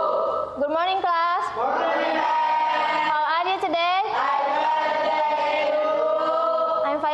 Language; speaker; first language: English; non-native, learner; Indonesian